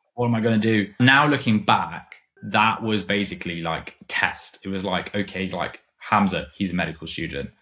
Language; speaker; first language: English; non-native, fluent; German